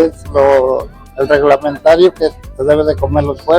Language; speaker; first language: Spanish; native; Spanish